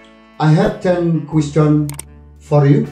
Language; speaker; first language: English; non-native, learner; Indonesian